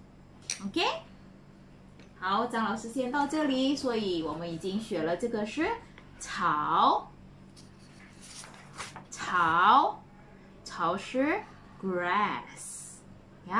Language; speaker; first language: Chinese; non-native, fluent; Indonesian